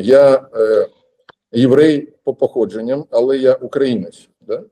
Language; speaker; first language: Ukrainian; non-native, local second language; Russian